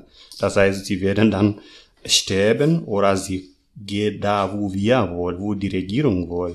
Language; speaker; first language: German; non-native, learner; Masai